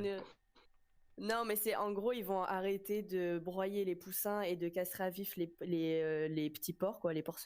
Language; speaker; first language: French; native; French